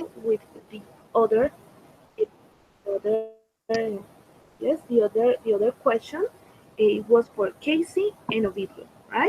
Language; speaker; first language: English; non-native, fluent; Spanish